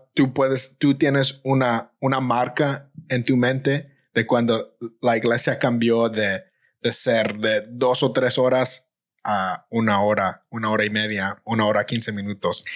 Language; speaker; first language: Spanish; early bilingual, heritage; Spanish